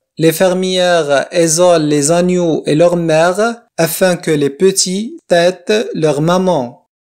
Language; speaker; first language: French; non-native, local second language; Arabic